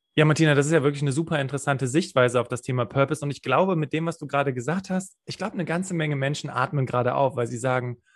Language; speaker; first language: German; native; German